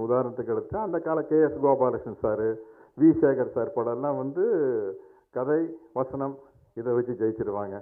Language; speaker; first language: Tamil; native; Tamil